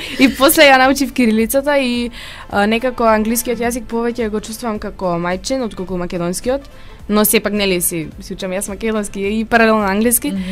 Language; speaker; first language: Macedonian; early bilingual, heritage; Macedonian